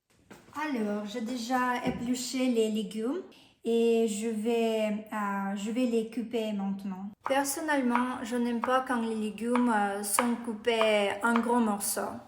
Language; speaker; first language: French; non-native, fluent; Russian